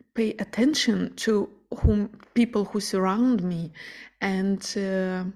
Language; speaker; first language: English; non-native, fluent; Ukrainian